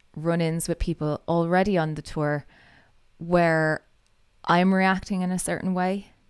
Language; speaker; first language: English; native; English